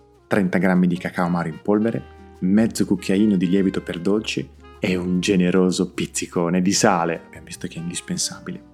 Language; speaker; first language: Italian; native; Italian